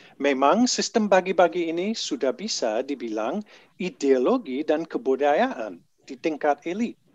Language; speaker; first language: Indonesian; non-native, fluent; English